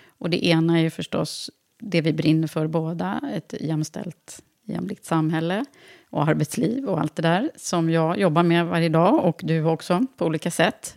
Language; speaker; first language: Swedish; native; Swedish